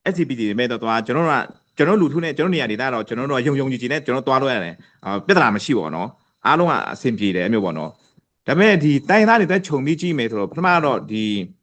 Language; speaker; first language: Burmese; non-native, local second language; Pa'o Karen